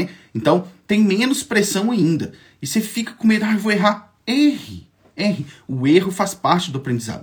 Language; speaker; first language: Portuguese; native; Portuguese